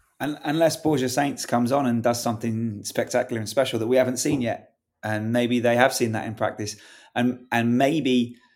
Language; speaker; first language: English; native; English